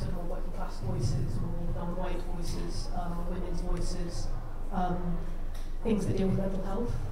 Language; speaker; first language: English; native; English